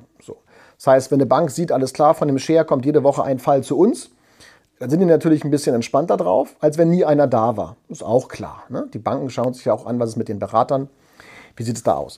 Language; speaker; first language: German; native; German